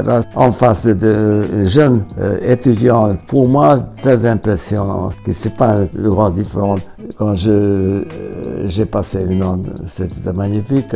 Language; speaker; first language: French; non-native, fluent; Hungarian